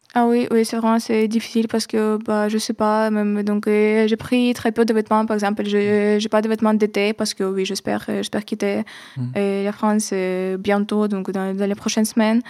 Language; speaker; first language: French; non-native, fluent; Ukrainian